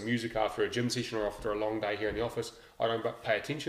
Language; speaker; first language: English; native; English